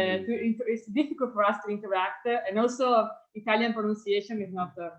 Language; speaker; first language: English; non-native, fluent; Italian